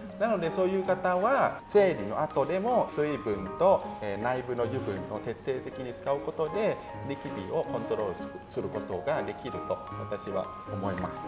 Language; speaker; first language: Japanese; non-native, fluent; Thai